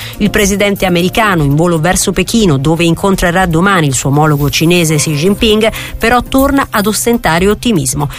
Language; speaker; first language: Italian; native; Italian